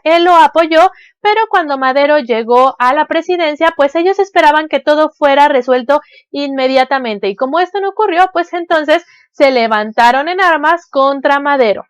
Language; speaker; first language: Spanish; native; Spanish